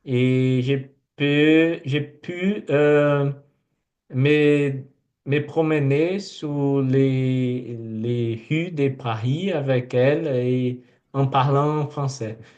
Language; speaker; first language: French; non-native, learner; Portuguese